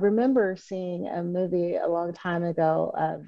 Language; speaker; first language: English; native; English